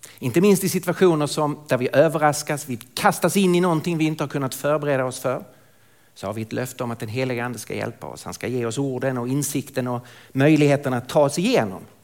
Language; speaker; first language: Swedish; native; Swedish